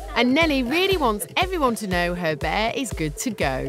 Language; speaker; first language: English; native; English